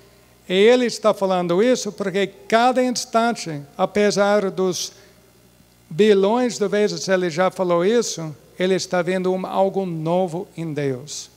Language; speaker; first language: Portuguese; non-native, fluent; English